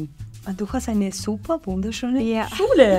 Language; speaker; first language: German; non-native, fluent; English